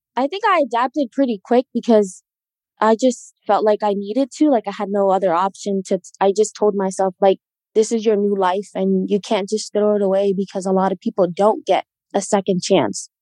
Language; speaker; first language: English; native; English